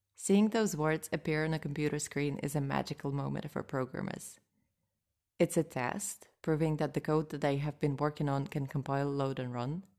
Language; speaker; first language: English; non-native, fluent; Russian